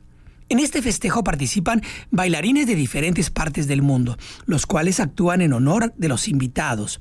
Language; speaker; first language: Spanish; native; Spanish